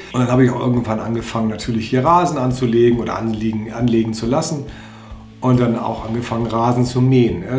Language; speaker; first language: German; native; German